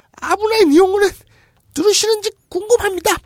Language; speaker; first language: Korean; native; Korean